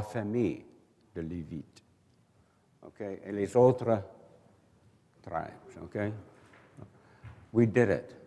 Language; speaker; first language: French; non-native, learner; English